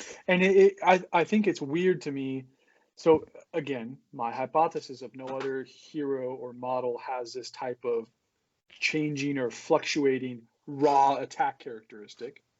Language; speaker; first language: English; native; English